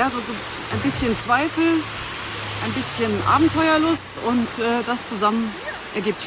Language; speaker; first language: German; native; German